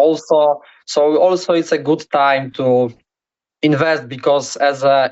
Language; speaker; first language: English; non-native, learner; Polish